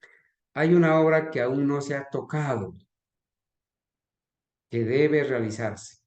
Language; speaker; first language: Spanish; native; Spanish